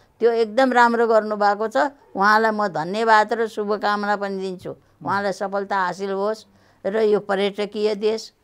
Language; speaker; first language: Nepali; native; Nepali